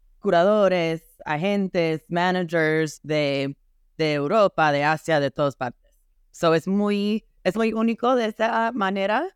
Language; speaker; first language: Spanish; non-native, fluent; English